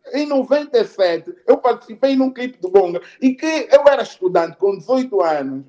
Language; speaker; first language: Portuguese; native; Portuguese